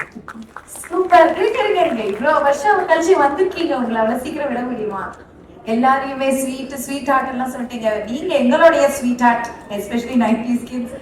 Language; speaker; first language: Tamil; native; Tamil